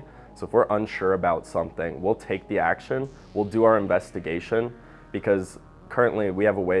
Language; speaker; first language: English; native; English